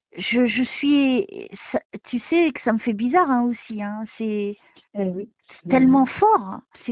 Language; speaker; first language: French; native; French